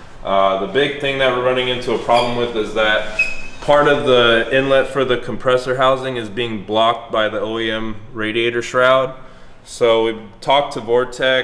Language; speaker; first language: English; native; English